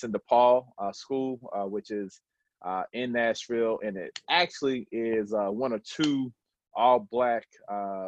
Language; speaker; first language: English; native; English